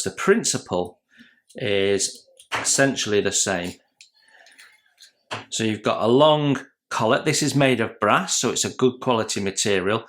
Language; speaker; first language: English; native; English